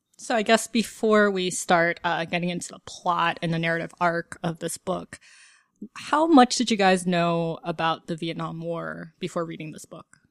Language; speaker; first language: English; native; English